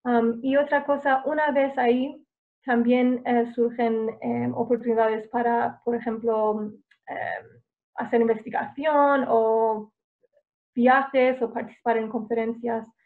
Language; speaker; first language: Spanish; non-native, fluent; English